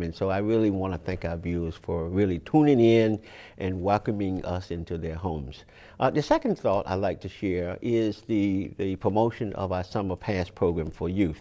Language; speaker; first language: English; native; English